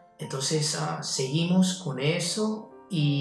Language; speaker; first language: Spanish; non-native, fluent; Chinese